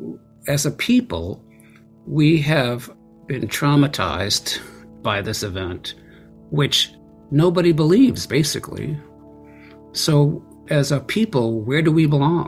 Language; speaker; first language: English; early bilingual, other home language; Armenian